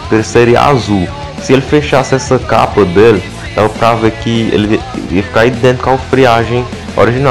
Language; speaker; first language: Portuguese; native; Portuguese